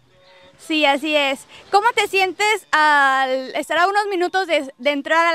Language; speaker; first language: Spanish; native; Spanish